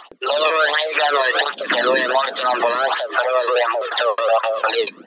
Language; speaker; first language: Italian; early bilingual, other home language; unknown